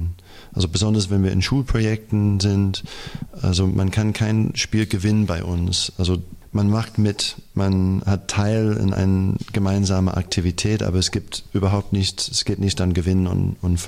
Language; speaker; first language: German; non-native, fluent; English